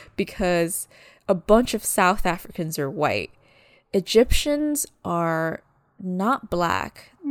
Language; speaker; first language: English; early bilingual, other home language; Malagasy